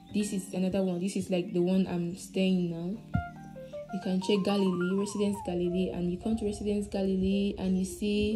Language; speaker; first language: English; non-native, local second language; Ibibio